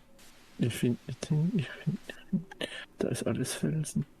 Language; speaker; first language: German; native; German